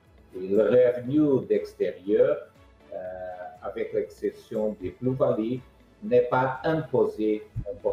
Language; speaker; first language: French; non-native, fluent; Portuguese